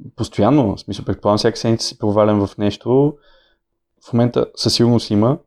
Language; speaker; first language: Bulgarian; native; Bulgarian